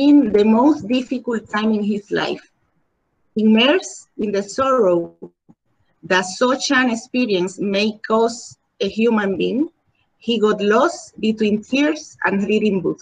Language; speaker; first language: English; non-native, learner; Spanish